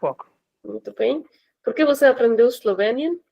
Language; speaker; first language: Portuguese; non-native, fluent; Hindi